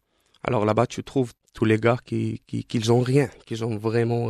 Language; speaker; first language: French; non-native, fluent; Spanish